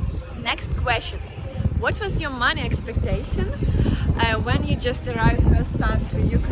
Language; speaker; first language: English; non-native, fluent; Ukrainian